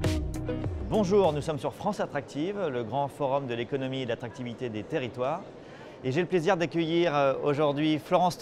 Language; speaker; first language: French; native; French